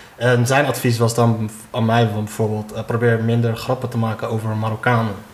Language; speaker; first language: Dutch; early bilingual, other home language; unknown